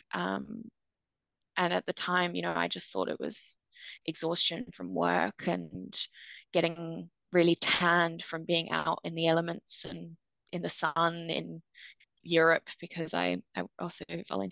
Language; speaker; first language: English; native; English